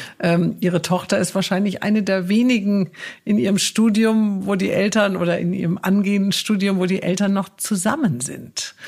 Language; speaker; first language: German; native; German